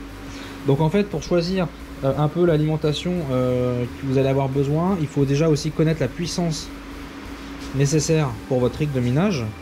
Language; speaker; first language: French; native; French